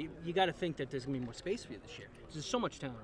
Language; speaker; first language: English; native; English